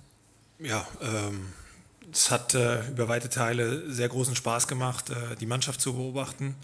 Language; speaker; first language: German; native; German